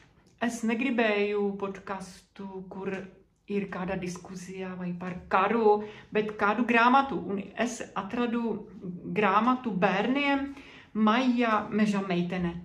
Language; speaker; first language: Latvian; non-native, fluent; Czech